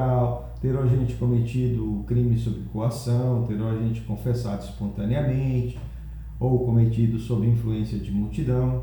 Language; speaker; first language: Portuguese; native; Portuguese